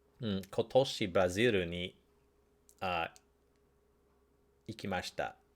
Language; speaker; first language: Japanese; non-native, learner; English